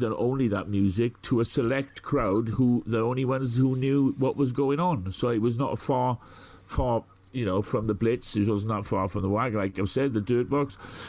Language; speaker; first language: English; native; English